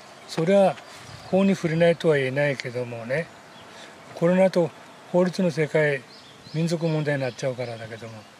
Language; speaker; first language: Japanese; native; Japanese